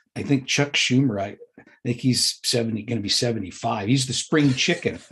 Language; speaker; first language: English; native; English